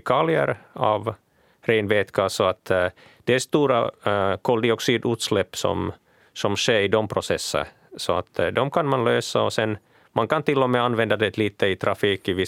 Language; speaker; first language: Swedish; non-native, local second language; Finnish